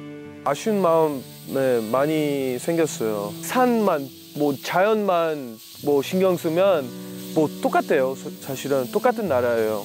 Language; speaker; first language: Korean; non-native, fluent; English